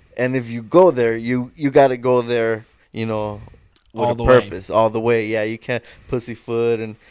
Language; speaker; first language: English; non-native, fluent; Spanish